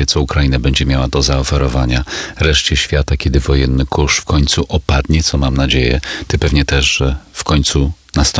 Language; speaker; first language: Polish; native; Polish